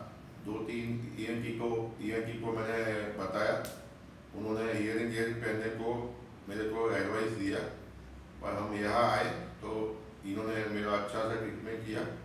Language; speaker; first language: Hindi; non-native, local second language; Gujarati